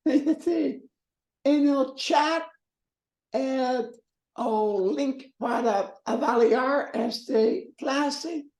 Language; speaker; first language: Portuguese; non-native, learner; English